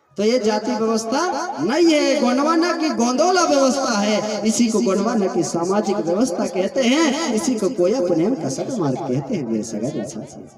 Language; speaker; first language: Hindi; native; Hindi